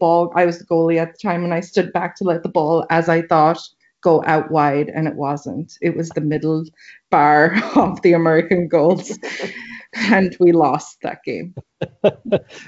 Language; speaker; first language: English; native; English